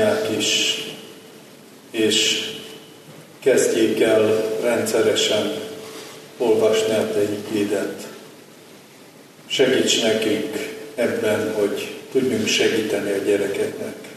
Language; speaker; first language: Hungarian; native; Hungarian